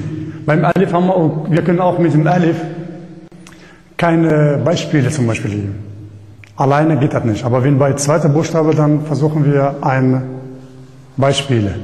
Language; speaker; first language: German; non-native, learner; Arabic